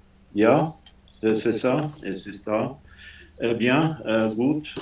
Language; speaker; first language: French; non-native, fluent; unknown